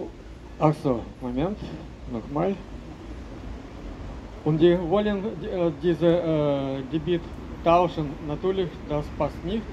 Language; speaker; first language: German; non-native, learner; Russian